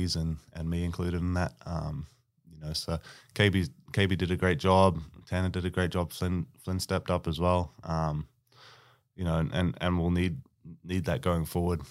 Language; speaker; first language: English; native; English